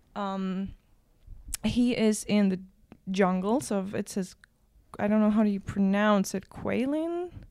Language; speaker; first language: English; non-native, fluent; German